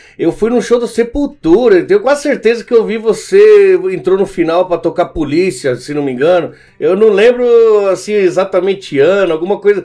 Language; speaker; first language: Portuguese; early bilingual, other home language; Spanish